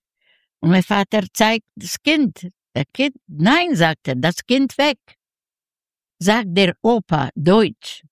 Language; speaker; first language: German; non-native, learner; Russian